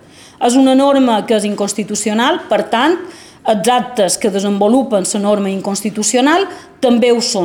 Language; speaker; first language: Catalan; native; Catalan